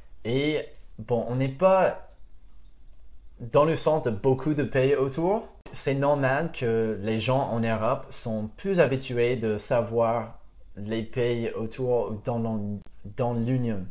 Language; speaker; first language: French; non-native, fluent; English